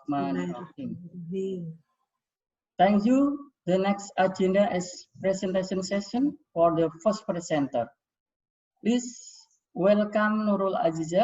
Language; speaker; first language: English; non-native, learner; Indonesian